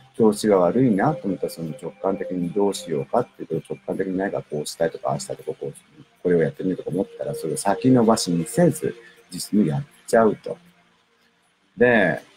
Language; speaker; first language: Japanese; native; Japanese